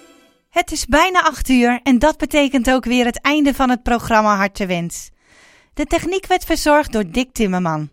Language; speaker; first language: Dutch; native; Dutch